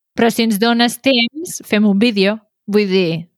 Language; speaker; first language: Catalan; native; Catalan